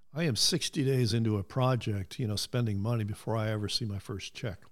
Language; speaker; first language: English; native; English